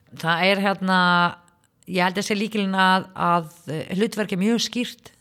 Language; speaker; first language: Icelandic; non-native, fluent; Arabic